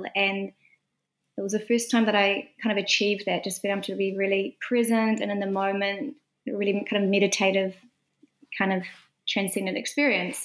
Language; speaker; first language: English; native; English